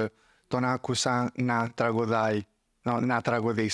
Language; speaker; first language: Greek; non-native, fluent; English